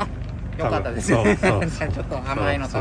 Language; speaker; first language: Japanese; native; Japanese